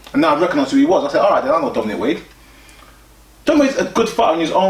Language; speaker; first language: English; native; English